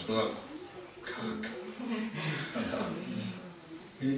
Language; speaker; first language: Russian; non-native, learner; Hindi